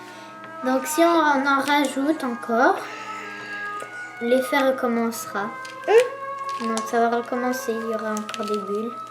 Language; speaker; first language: French; native; French